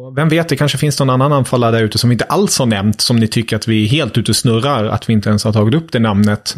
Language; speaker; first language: Swedish; non-native, fluent; German